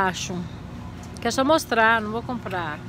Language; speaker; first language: Portuguese; native; Portuguese